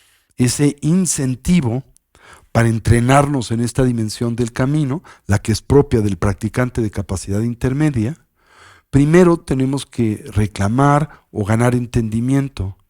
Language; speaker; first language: Spanish; native; Spanish